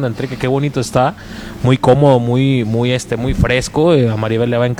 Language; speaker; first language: Spanish; native; Spanish